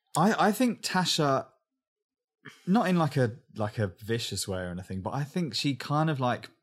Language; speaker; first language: English; native; English